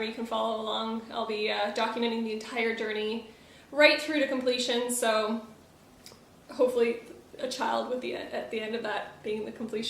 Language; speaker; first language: English; native; English